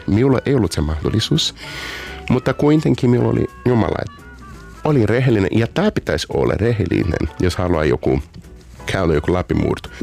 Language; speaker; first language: Finnish; non-native, fluent; Portuguese